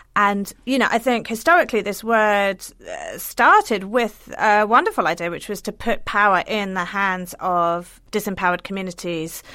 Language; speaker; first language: English; native; English